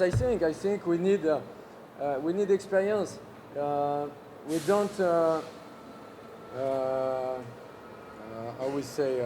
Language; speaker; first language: English; non-native, learner; French